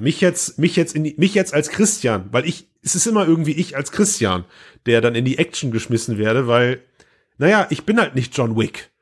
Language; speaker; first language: German; native; German